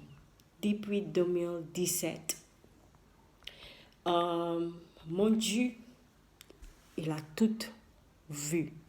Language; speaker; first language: French; non-native, learner; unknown